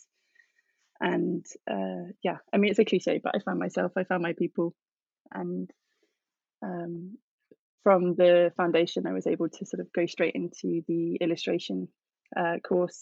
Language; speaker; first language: English; native; English